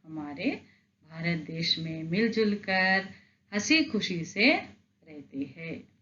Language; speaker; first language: Hindi; non-native, local second language; Telugu